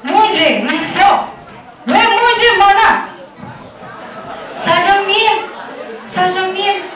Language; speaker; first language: Korean; non-native, learner; Filipino